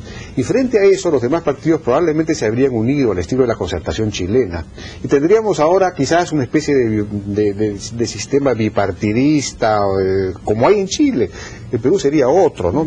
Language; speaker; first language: Spanish; native; Spanish